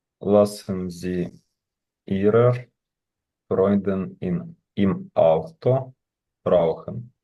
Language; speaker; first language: German; non-native, learner; Ukrainian